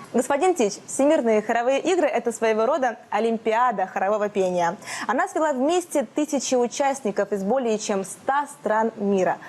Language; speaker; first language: Russian; native; Russian